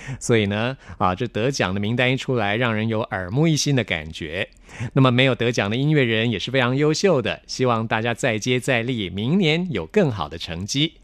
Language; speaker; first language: Chinese; native; Chinese